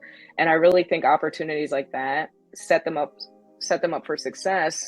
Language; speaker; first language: English; native; English